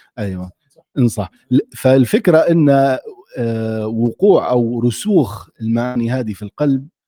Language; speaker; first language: Arabic; native; Arabic